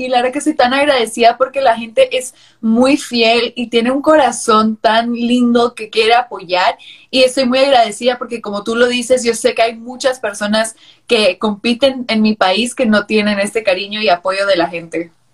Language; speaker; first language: Spanish; early bilingual, heritage; Spanish